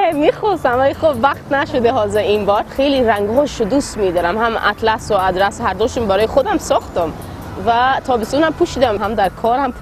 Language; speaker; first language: Persian; non-native, learner; Swedish